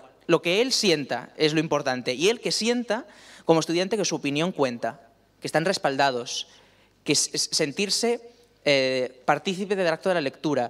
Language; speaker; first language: Spanish; native; Spanish